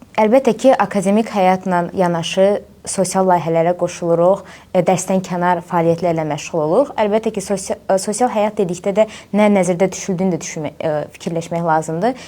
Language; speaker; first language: Azerbaijani; native; Azerbaijani